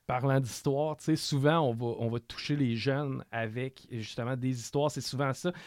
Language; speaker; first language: French; native; French